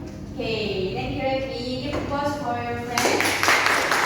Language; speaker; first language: English; non-native, fluent; Indonesian